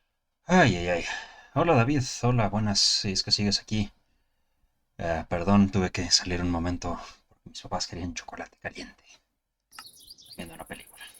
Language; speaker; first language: Spanish; early bilingual, heritage; Spanish